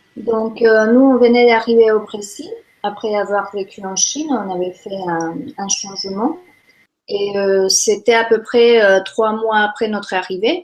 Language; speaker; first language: French; non-native, fluent; Spanish